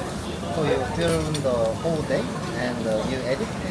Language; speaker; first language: English; non-native, learner; Korean